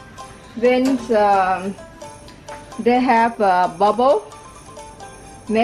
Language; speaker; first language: English; non-native, learner; Thai